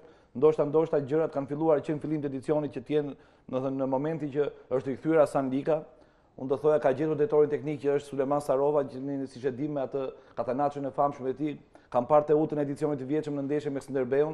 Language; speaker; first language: Albanian; native; Albanian